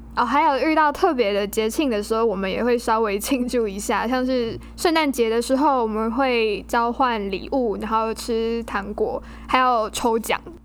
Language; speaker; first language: Chinese; native; Chinese